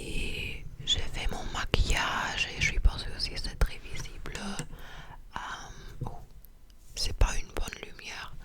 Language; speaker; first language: French; non-native, fluent; English